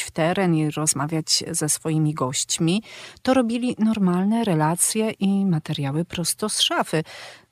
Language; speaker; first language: Polish; native; Polish